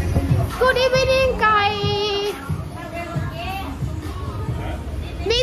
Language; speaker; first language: English; non-native, learner; Thai